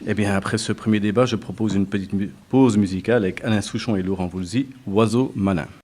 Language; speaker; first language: French; native; French